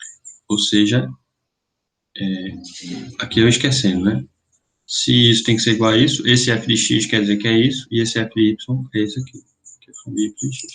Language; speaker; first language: Portuguese; native; Portuguese